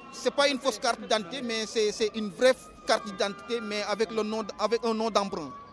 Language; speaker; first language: French; non-native, local second language; Wolof